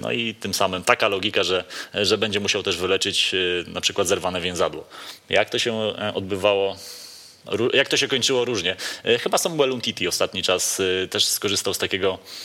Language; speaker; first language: Polish; native; Polish